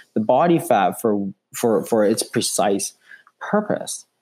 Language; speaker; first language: English; native; English